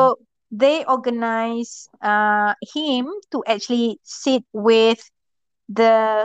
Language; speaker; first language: English; non-native, local second language; Malay